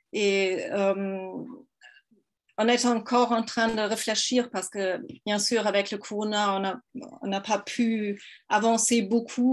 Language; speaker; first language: French; non-native, fluent; German